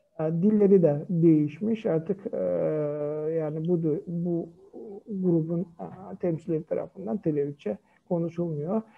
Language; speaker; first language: Turkish; non-native, fluent; Kyrgyz